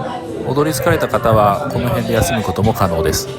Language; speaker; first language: Japanese; native; Japanese